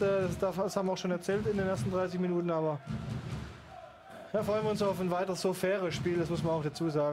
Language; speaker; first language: German; native; German